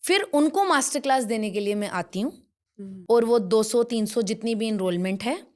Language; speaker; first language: Hindi; non-native, local second language; Punjabi